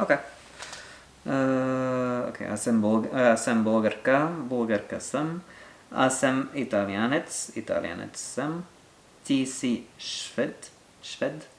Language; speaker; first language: Bulgarian; non-native, learner; French